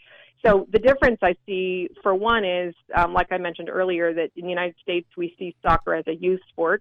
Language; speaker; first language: English; native; English